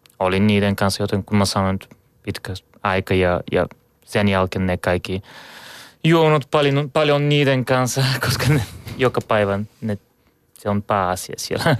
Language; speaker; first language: Finnish; non-native, learner; Bulgarian